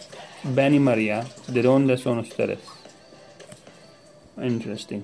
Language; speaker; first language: Spanish; non-native, learner; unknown